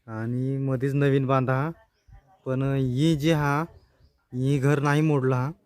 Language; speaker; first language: Marathi; non-native, local second language; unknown